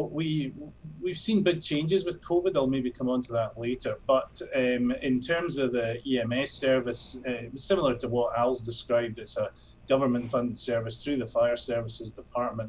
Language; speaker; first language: English; native; English